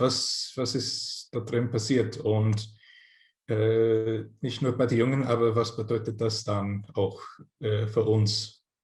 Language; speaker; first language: German; non-native, fluent; English